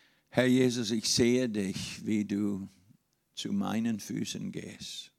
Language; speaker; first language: German; non-native, fluent; English